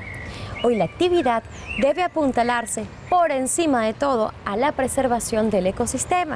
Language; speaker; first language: Spanish; native; Spanish